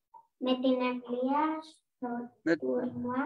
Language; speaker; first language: Greek; non-native, learner; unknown